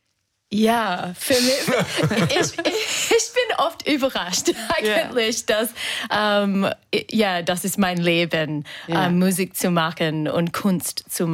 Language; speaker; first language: German; non-native, fluent; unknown